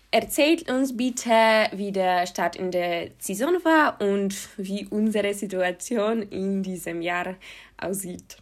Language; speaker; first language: German; non-native, learner; Polish